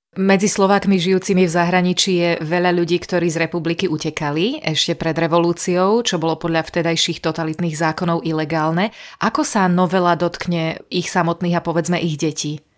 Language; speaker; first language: Slovak; native; Slovak